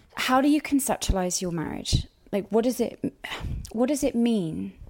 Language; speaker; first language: English; native; English